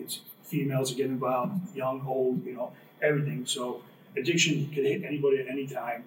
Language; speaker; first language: English; native; English